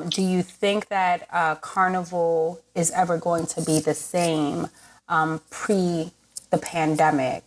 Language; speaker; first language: English; native; English